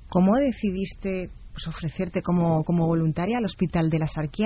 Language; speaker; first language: Spanish; native; Spanish